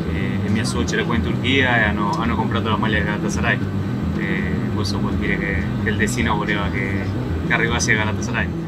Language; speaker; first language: Italian; non-native, fluent; Spanish